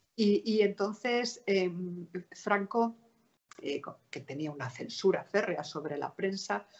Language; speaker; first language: Spanish; native; Spanish